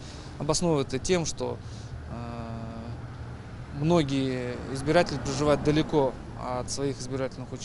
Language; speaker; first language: Russian; native; Russian